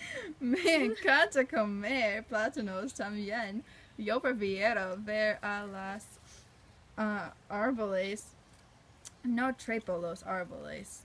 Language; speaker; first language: Spanish; non-native, learner; English